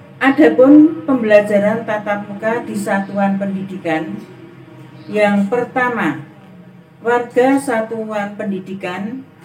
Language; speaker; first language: Indonesian; native; Indonesian